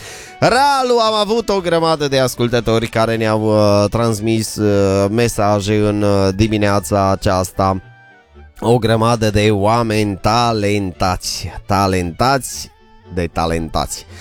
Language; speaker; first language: Romanian; native; Romanian